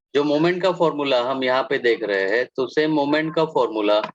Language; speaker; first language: Hindi; non-native, local second language; Marathi